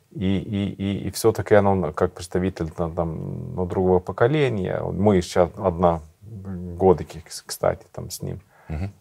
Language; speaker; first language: Russian; non-native, learner; Swedish